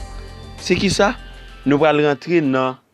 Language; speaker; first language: French; non-native, learner; Haitian Creole